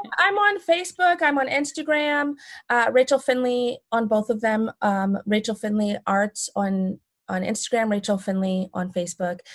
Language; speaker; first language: English; native; English